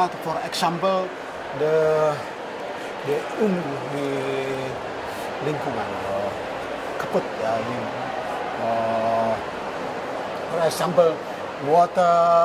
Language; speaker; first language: English; non-native, learner; Indonesian